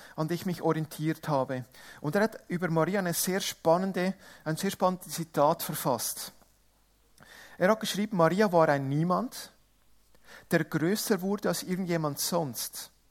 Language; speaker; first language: German; non-native, local second language; Italian